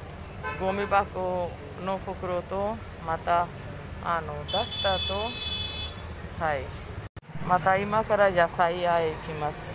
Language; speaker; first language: Japanese; non-native, fluent; Hindi